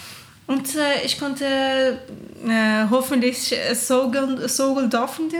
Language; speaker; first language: German; non-native, learner; Persian